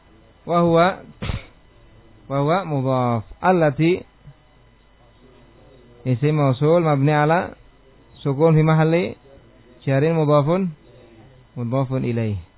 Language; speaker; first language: Arabic; non-native, fluent; Indonesian